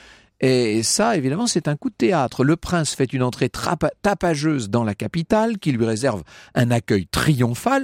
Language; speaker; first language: French; native; French